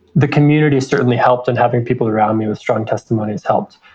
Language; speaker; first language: English; native; English